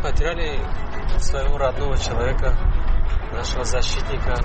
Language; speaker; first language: Russian; non-native, fluent; Tajik